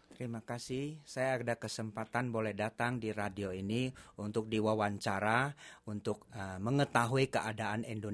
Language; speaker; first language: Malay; non-native, local second language; Chinese